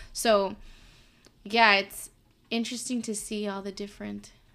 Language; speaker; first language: English; early bilingual, other home language; Spanish